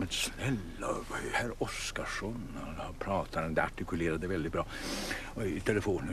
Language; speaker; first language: Swedish; native; Swedish